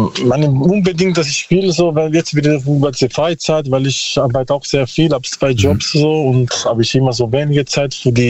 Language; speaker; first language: German; non-native, learner; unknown